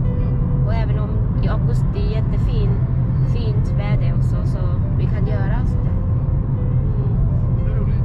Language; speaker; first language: Swedish; non-native, learner; Thai